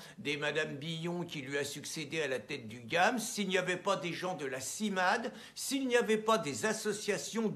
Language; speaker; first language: French; native; French